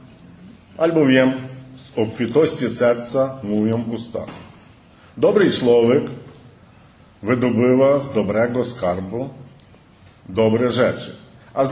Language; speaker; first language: Polish; early bilingual, heritage; Polish